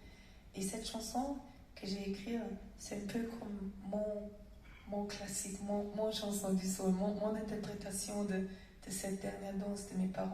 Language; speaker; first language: French; non-native, fluent; German